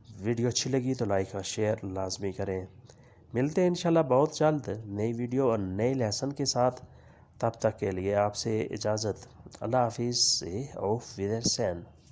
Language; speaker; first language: Urdu; non-native, local second language; Punjabi